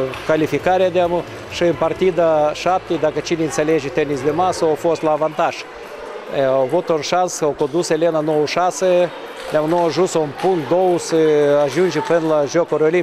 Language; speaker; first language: Romanian; non-native, local second language; Russian